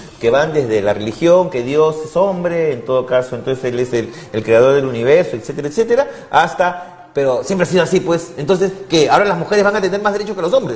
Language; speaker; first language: Spanish; native; Spanish